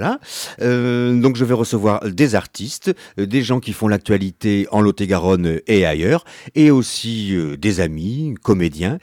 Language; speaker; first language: French; native; French